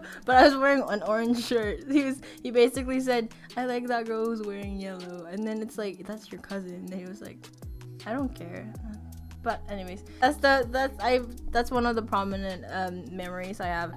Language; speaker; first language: English; non-native, local second language; Filipino